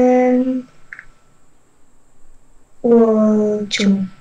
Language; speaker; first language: Korean; non-native, learner; Indonesian